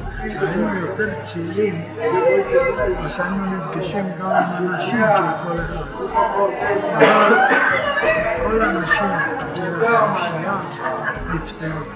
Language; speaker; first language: Hebrew; non-native, fluent; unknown